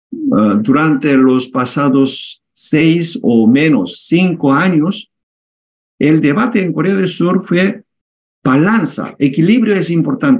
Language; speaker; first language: Spanish; non-native, fluent; Korean